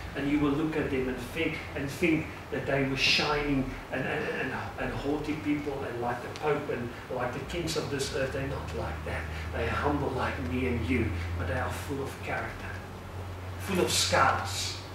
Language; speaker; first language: English; non-native, local second language; Afrikaans